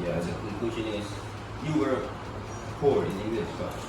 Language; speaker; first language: English; non-native, local second language; Indonesian